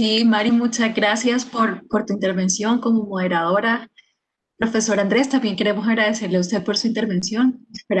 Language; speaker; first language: Spanish; native; Spanish